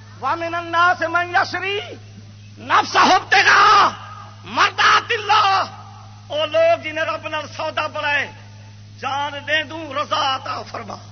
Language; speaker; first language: Urdu; native; Urdu